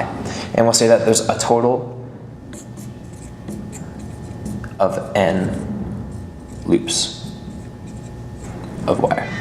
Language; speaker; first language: English; native; English